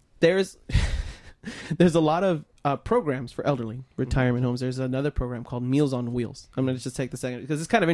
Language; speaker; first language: English; native; English